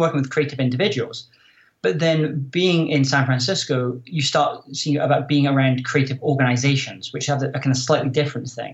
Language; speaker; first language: English; native; English